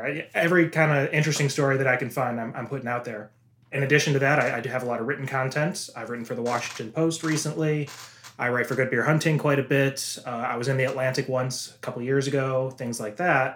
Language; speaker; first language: English; native; English